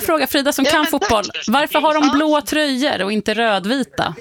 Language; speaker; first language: Swedish; native; Swedish